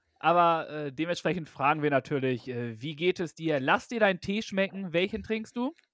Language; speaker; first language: German; native; German